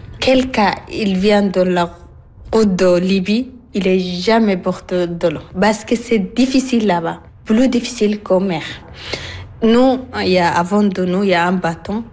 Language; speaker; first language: French; non-native, learner; Arabic